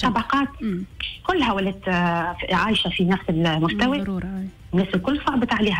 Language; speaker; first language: Arabic; native; Arabic